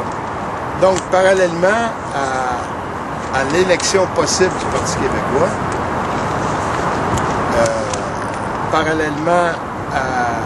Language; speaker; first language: French; native; French